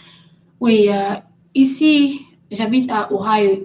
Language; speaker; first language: French; non-native, learner; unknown